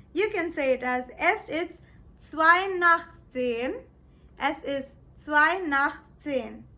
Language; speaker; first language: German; non-native, fluent; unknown